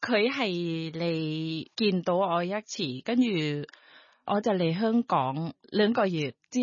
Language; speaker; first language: Cantonese; non-native, learner; Thai